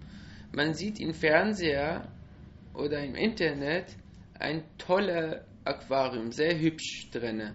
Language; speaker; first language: German; non-native, learner; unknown